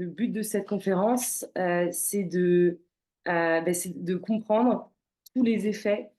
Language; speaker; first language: French; native; French